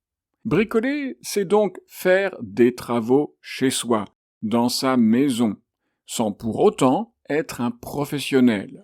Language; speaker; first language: French; native; French